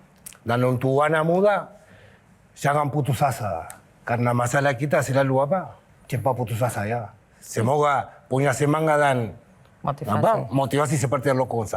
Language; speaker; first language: Indonesian; non-native, fluent; Spanish